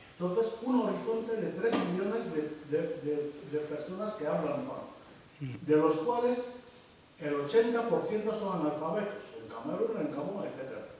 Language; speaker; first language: Spanish; non-native, local second language; Fang